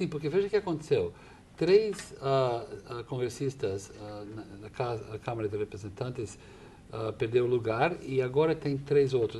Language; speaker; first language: Portuguese; non-native, fluent; English